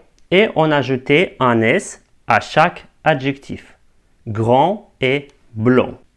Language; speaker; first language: French; non-native, fluent; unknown